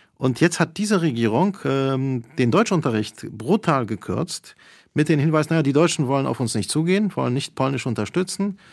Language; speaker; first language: German; early bilingual, other home language; Polish